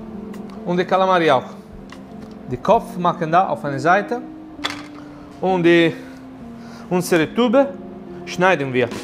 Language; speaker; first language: German; non-native, learner; Italian